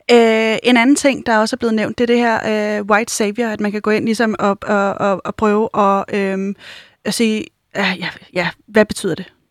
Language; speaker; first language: Danish; native; Danish